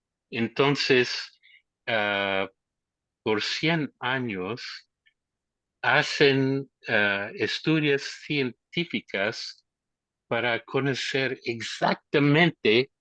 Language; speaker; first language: Spanish; non-native, learner; English